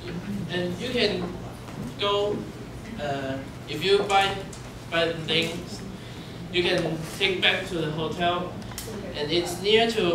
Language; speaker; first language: English; non-native, learner; Chinese